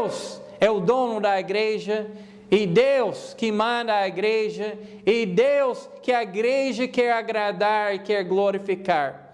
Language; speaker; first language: Portuguese; non-native, fluent; English